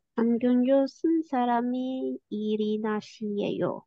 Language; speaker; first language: Korean; non-native, learner; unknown